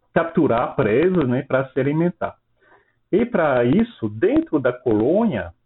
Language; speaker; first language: Portuguese; non-native, fluent; French